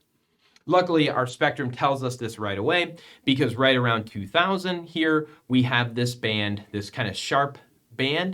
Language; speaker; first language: English; native; English